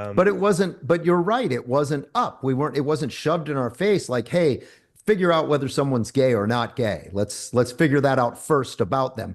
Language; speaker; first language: English; native; English